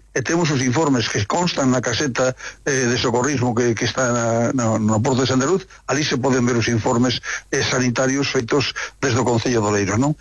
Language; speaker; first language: Galician; native; Galician